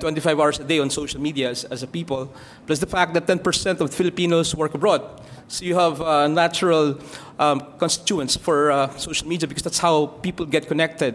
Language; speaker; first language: English; non-native, local second language; Filipino